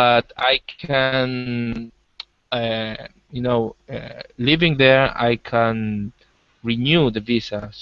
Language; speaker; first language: English; non-native, learner; Spanish